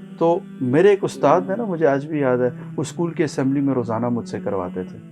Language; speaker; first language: Urdu; non-native, local second language; Pashto